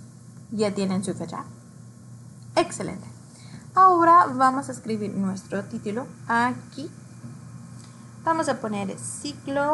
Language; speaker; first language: Spanish; early bilingual, heritage; Spanish